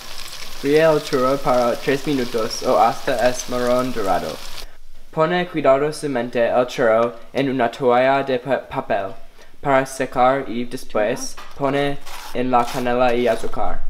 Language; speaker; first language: Spanish; non-native, learner; English